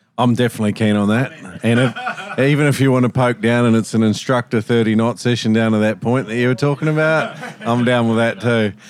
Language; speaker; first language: English; native; English